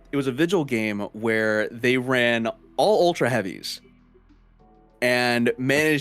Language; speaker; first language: English; native; English